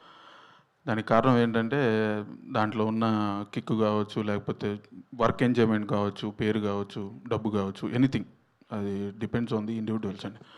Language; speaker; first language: Telugu; native; Telugu